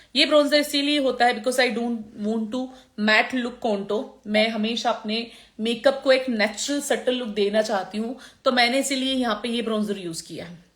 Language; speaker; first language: Hindi; non-native, local second language; Gujarati